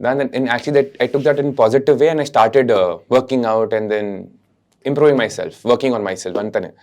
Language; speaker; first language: Telugu; non-native, local second language; Hindi